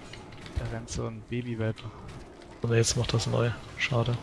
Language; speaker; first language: German; native; German